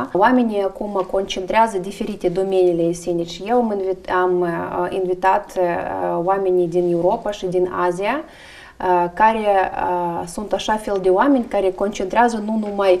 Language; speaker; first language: Romanian; non-native, learner; Russian